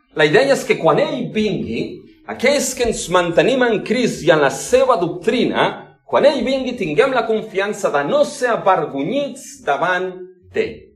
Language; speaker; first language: Catalan; non-native, local second language; Spanish